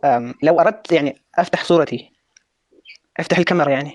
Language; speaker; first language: Arabic; non-native, fluent; Turkish